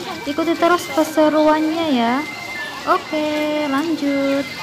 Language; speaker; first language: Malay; non-native, local second language; Javanese